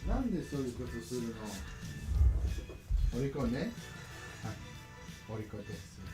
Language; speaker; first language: Japanese; non-native, learner; English